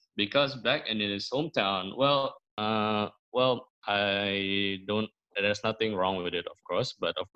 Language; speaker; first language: English; early bilingual, other home language; Indonesian